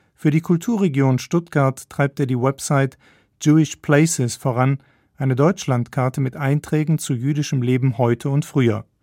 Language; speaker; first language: German; native; German